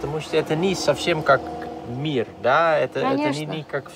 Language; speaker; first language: Russian; non-native, fluent; Dutch